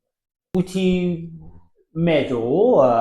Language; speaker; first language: Welsh; non-native, learner; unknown